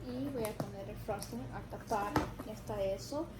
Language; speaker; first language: Spanish; early bilingual, other home language; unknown